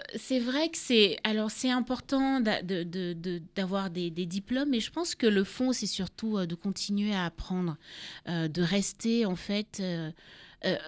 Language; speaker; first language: French; native; French